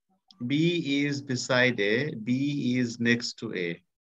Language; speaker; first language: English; non-native, fluent; Bangla